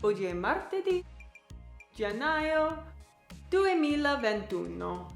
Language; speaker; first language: Italian; non-native, learner; English